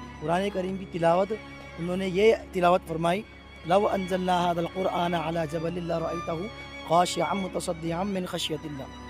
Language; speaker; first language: Urdu; native; Urdu